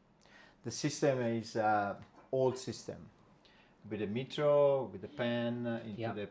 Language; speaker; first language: English; non-native, learner; Italian